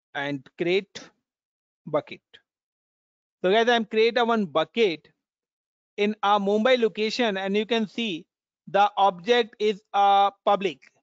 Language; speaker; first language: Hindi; native; Hindi